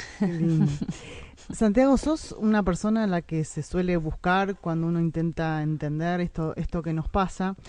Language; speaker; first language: Spanish; native; Spanish